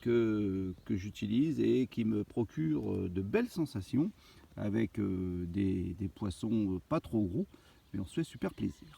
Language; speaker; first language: French; native; French